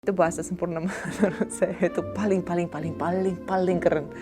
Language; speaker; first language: Indonesian; non-native, fluent; Russian